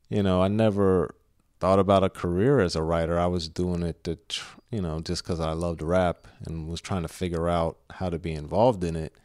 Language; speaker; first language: English; native; English